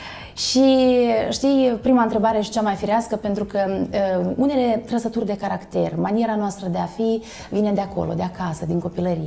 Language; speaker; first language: Romanian; native; Romanian